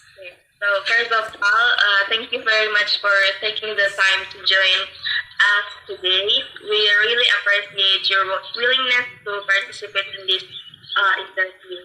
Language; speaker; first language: English; non-native, learner; Indonesian